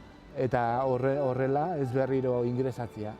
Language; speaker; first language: Basque; native; Basque